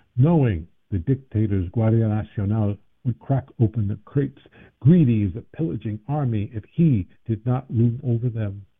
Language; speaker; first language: English; native; English